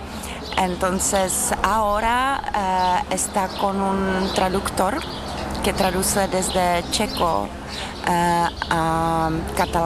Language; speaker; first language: Spanish; non-native, fluent; Czech